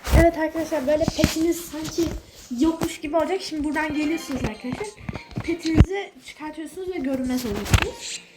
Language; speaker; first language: Turkish; native; Turkish